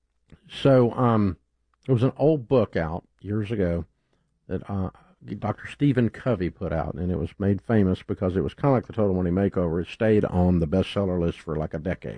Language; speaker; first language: English; native; English